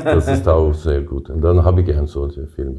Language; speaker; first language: German; non-native, learner; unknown